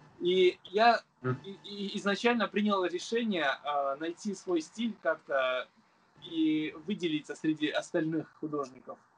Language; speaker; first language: Russian; non-native, local second language; Romanian